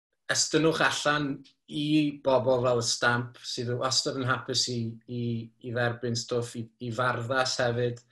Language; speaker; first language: Welsh; native; Welsh